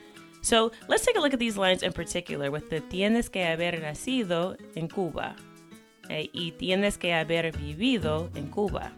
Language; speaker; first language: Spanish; non-native, fluent; English